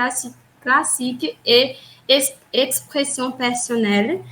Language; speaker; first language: French; non-native, learner; Portuguese